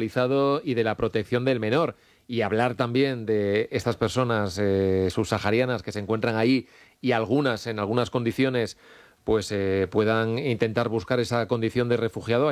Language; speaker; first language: Spanish; native; Spanish